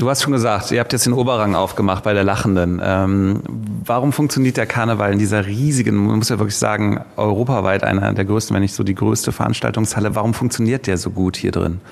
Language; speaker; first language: German; native; German